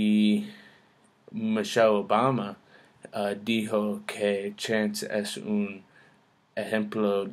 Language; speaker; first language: Spanish; non-native, learner; English